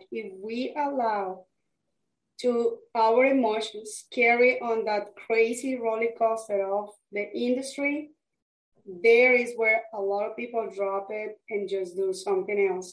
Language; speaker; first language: English; non-native, fluent; Spanish